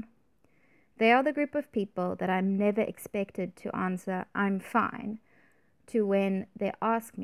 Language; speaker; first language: English; native; English